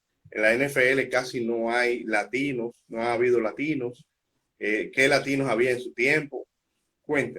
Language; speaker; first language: Spanish; native; Spanish